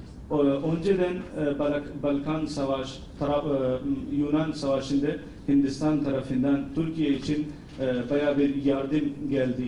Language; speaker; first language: Turkish; non-native, fluent; Urdu